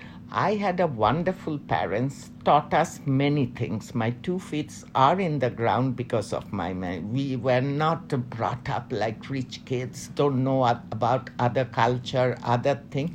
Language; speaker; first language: English; non-native, local second language; Bangla